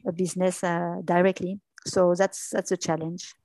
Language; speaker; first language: English; non-native, fluent; French